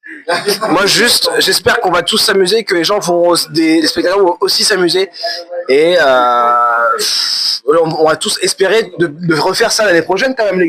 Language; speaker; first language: French; native; French